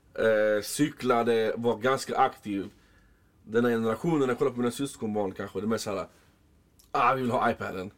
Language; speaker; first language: Swedish; early bilingual, other home language; Arabic